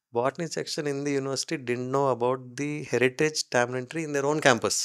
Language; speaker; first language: English; non-native, local second language; Telugu